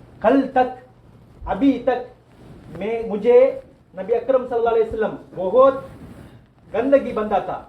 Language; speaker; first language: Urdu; non-native, local second language; Tamil